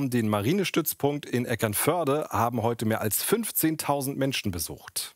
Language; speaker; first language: German; native; German